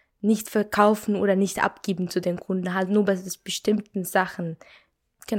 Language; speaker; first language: German; non-native, learner; Arabic